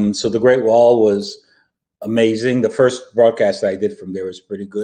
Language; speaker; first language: English; native; English